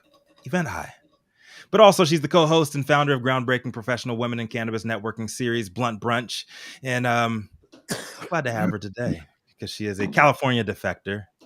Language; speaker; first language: English; native; English